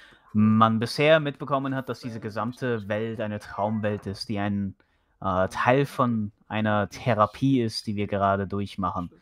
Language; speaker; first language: German; native; German